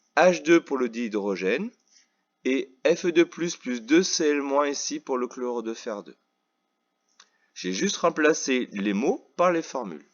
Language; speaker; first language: French; native; French